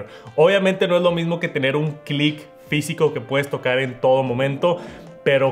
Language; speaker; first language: Spanish; native; Spanish